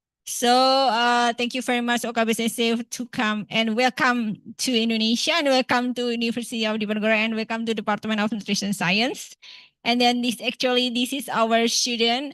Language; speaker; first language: English; non-native, fluent; Indonesian